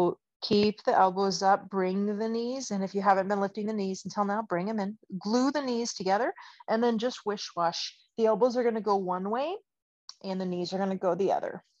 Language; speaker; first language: English; native; English